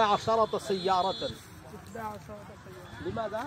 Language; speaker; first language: Arabic; non-native, fluent; Urdu